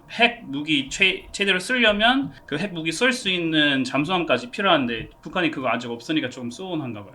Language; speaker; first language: Korean; non-native, fluent; English